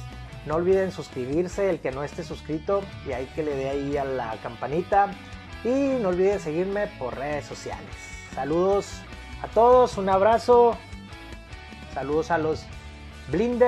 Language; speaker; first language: Spanish; native; Spanish